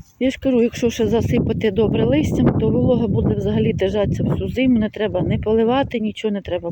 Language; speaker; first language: Ukrainian; native; Ukrainian